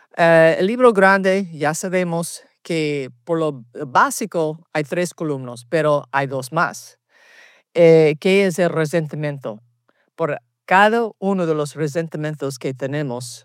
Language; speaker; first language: Spanish; early bilingual, heritage; Spanish